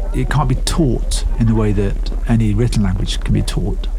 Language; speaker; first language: English; early bilingual, other home language; Urdu